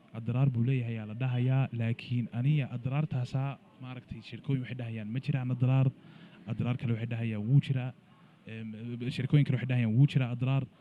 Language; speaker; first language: Somali; early bilingual, heritage; Somali